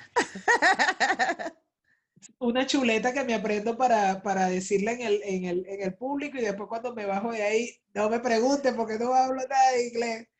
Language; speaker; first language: Spanish; native; Spanish